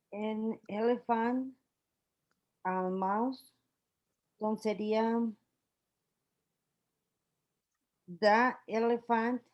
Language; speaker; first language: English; non-native, learner; Spanish